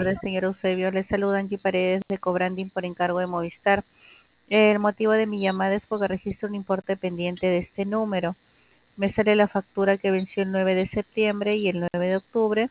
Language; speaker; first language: Spanish; native; Spanish